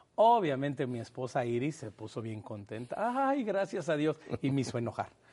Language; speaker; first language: Spanish; native; Spanish